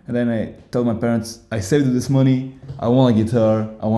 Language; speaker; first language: English; non-native, fluent; Bulgarian